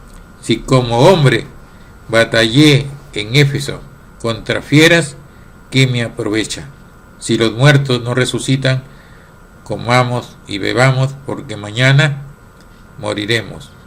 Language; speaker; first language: Spanish; native; Spanish